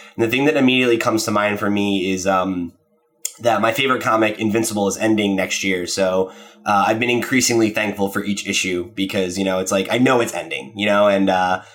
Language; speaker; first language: English; native; English